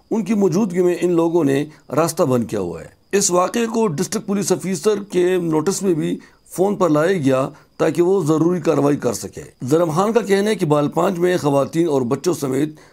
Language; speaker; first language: Urdu; non-native, local second language; Khowar